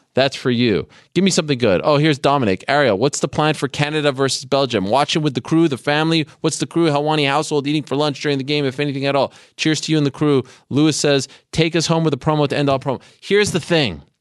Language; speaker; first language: English; native; English